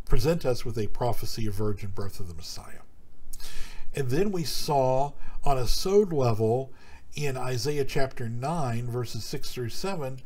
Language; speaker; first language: English; native; English